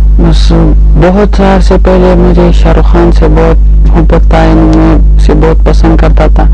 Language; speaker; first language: Urdu; non-native, local second language; Pashto